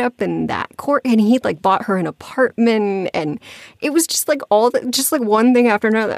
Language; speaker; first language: English; native; English